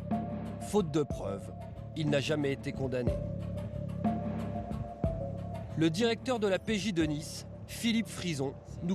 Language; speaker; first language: French; native; French